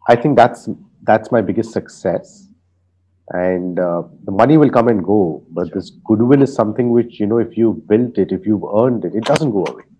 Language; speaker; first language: English; non-native, local second language; Hindi